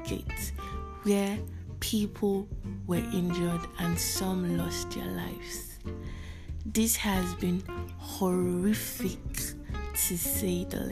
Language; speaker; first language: English; non-native, local second language; Yoruba